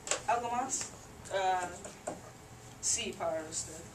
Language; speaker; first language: Spanish; non-native, learner; English